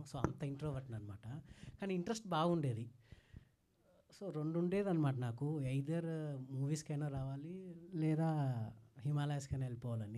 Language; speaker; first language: Telugu; native; Telugu